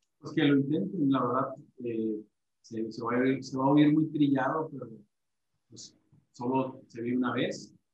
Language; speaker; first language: Spanish; native; Spanish